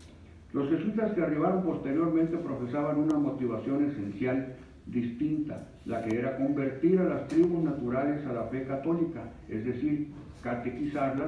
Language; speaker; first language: Spanish; native; Spanish